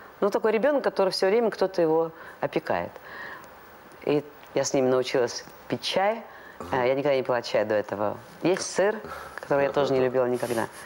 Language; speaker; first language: Russian; non-native, local second language; Latvian